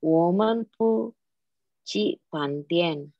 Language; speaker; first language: Chinese; non-native, learner; Indonesian